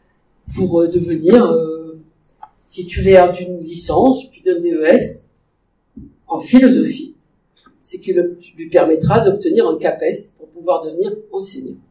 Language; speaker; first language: French; native; French